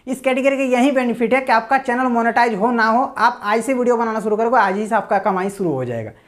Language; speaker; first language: Hindi; native; Hindi